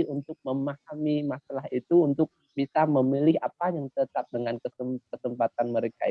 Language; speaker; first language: Indonesian; non-native, learner; Khmer